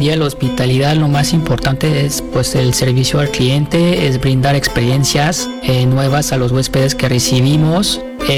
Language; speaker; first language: Spanish; non-native, fluent; French